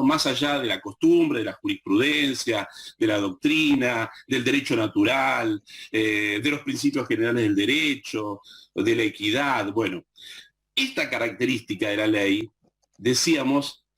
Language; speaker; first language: Spanish; native; Spanish